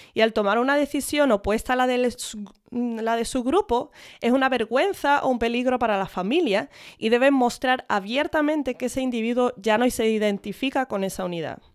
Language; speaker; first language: Spanish; early bilingual, other home language; English